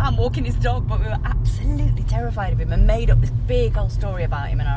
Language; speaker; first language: English; native; English